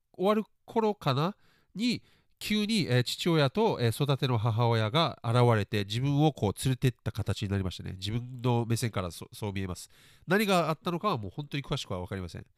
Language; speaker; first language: Japanese; early bilingual, other home language; English